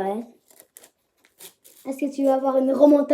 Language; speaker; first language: French; native; French